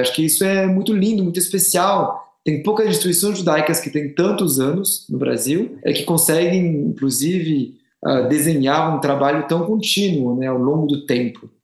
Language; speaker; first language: Portuguese; non-native, fluent; French